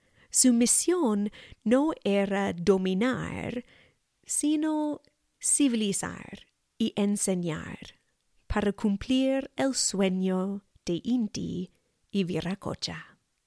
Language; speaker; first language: Spanish; non-native, fluent; English